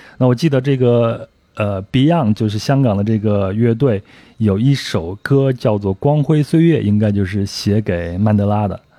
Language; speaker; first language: Chinese; native; Chinese